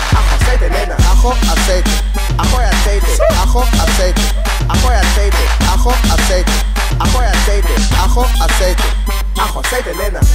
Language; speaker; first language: Spanish; non-native, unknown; Wolof